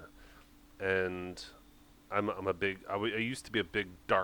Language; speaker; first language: English; native; English